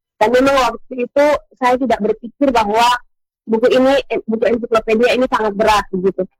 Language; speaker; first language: Indonesian; native; Indonesian